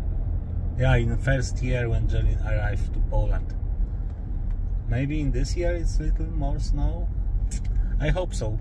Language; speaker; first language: English; non-native, learner; Polish